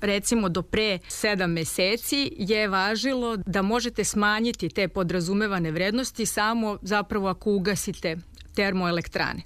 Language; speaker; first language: Serbian; native; Serbian